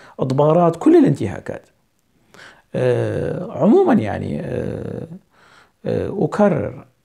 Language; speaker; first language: Arabic; non-native, local second language; Kurdish